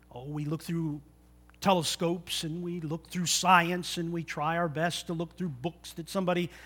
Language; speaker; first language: English; native; English